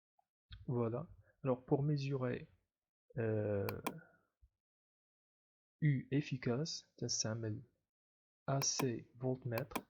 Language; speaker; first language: French; non-native, local second language; Arabic